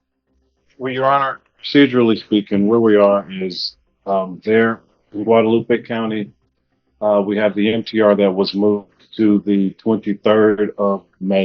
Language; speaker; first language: English; native; English